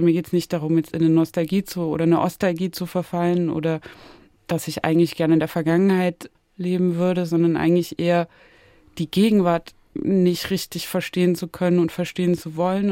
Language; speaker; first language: German; native; German